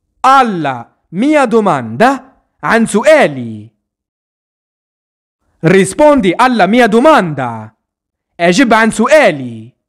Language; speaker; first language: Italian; non-native, fluent; Arabic